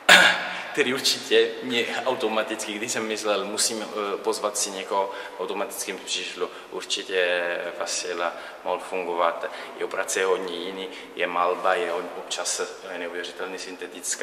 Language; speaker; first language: Czech; non-native, learner; Italian